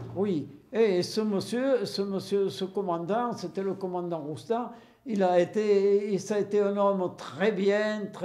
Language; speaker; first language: French; native; French